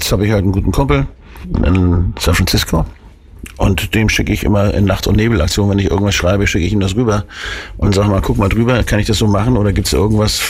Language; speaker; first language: German; native; German